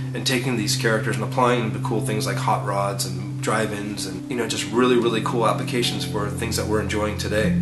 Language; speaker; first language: English; native; English